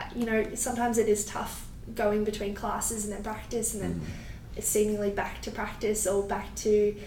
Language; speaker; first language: English; native; English